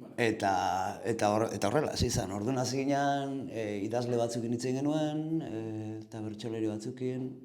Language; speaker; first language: Basque; native; Basque